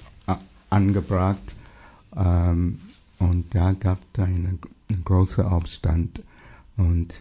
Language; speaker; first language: German; non-native, fluent; English